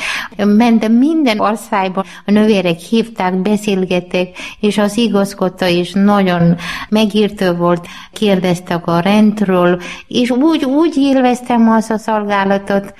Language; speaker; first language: Hungarian; non-native, learner; Malayalam